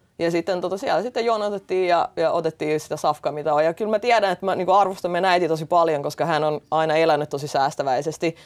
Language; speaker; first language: Finnish; early bilingual, other home language; Russian